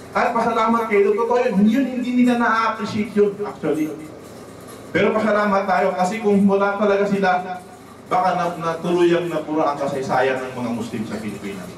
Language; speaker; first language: Filipino; non-native, local second language; Waray